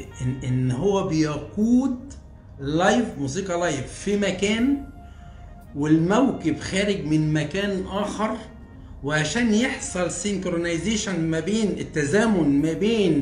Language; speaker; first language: Arabic; native; Arabic